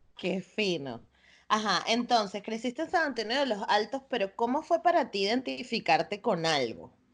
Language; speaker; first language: Spanish; native; Spanish